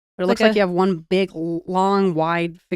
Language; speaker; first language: English; native; English